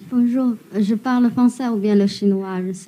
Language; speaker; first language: French; non-native, learner; Chinese